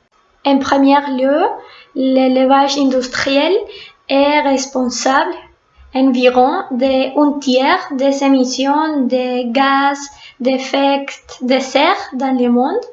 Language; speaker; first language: French; non-native, fluent; Spanish